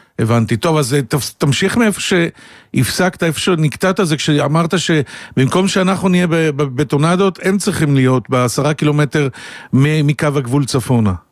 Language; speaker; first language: Hebrew; native; Hebrew